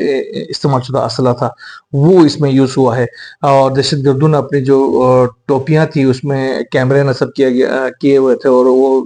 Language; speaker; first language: Urdu; native; Urdu